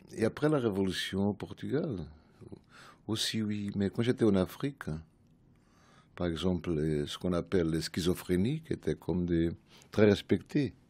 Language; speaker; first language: French; non-native, fluent; Portuguese